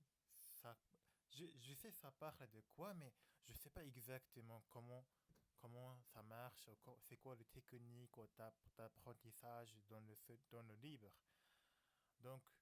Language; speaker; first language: French; non-native, learner; Japanese